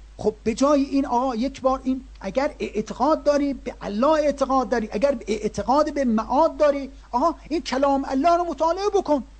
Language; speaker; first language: Persian; native; Persian